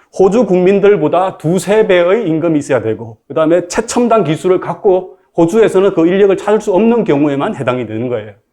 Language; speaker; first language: Korean; native; Korean